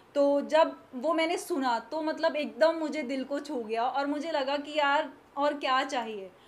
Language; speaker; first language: Hindi; native; Hindi